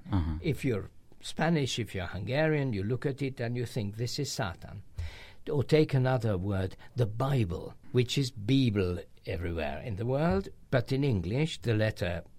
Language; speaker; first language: English; non-native, fluent; Hungarian